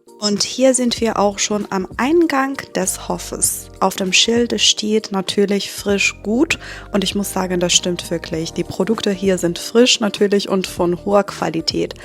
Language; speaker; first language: German; non-native, fluent; Persian